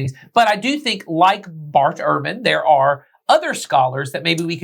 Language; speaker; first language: English; native; English